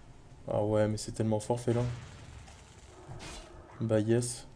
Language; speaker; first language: French; native; French